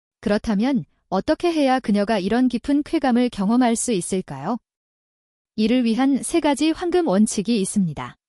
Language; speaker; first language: Korean; native; Korean